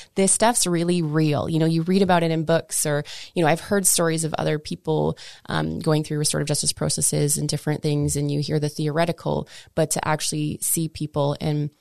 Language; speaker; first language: English; native; English